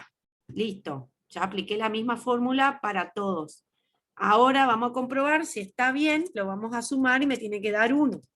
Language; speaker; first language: Spanish; native; Spanish